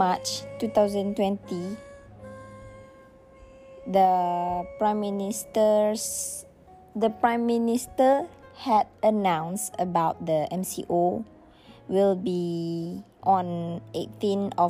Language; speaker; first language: English; non-native, local second language; Malay